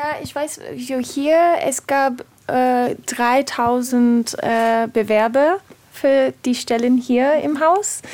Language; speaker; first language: German; non-native, fluent; English